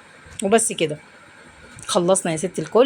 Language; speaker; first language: Arabic; native; Arabic